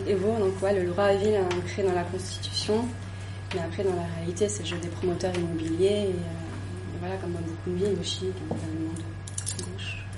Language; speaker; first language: French; native; French